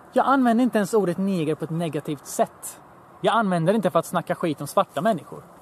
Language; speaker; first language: Swedish; early bilingual, other home language; Bosnian